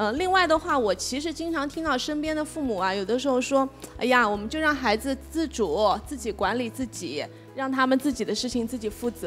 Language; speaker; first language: Chinese; native; Chinese